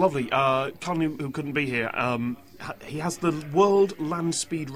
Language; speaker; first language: English; native; English